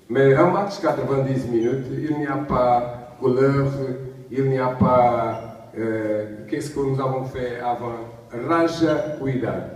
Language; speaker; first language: French; non-native, learner; Portuguese